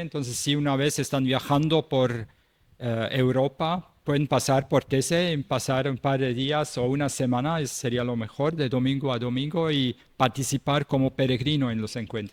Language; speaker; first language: Spanish; non-native, fluent; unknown